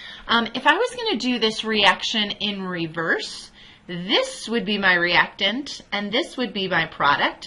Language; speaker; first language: English; native; English